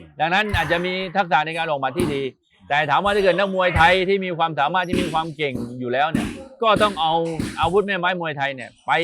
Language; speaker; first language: Thai; native; Thai